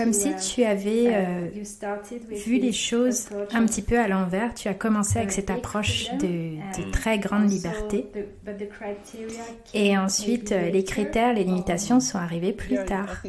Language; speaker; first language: French; native; French